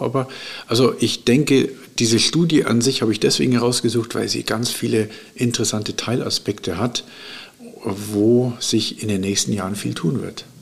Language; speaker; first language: German; native; German